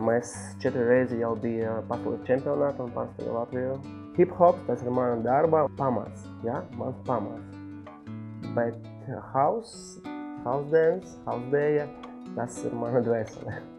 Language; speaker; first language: Latvian; non-native, local second language; Russian